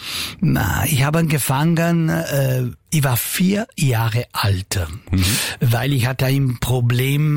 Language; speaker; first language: German; non-native, local second language; Italian